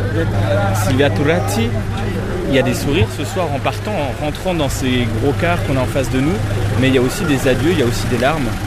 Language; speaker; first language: French; native; French